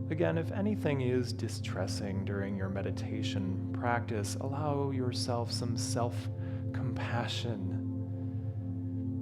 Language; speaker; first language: English; native; English